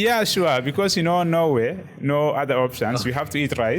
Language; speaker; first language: English; non-native, fluent; Arabic